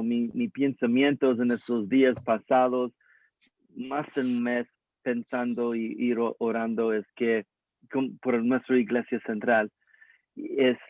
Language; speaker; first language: Spanish; early bilingual, heritage; English